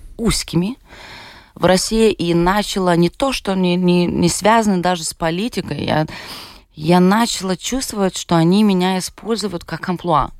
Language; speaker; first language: Russian; non-native, fluent; Lithuanian